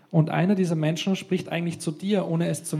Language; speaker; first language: German; native; German